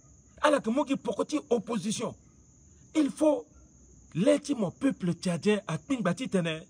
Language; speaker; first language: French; non-native, local second language; Sango